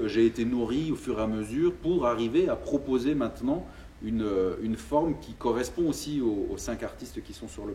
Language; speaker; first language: French; native; French